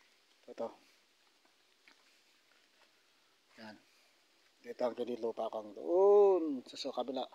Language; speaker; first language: Filipino; native; Filipino